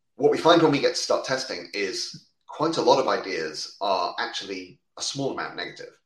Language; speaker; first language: English; native; English